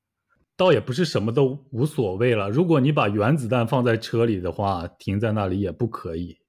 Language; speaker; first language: Chinese; native; Chinese